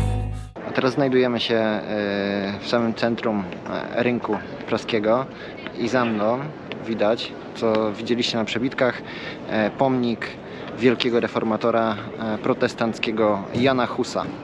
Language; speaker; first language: Polish; native; Polish